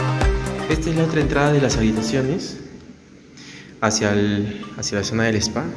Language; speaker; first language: Spanish; native; Spanish